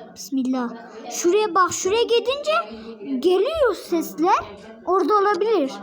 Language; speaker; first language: Turkish; native; Turkish